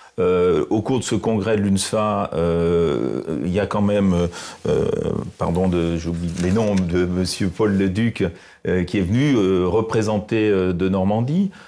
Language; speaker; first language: French; native; French